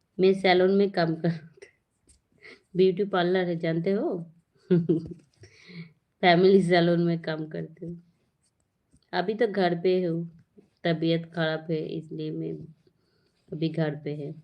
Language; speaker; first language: Hindi; non-native, learner; Bangla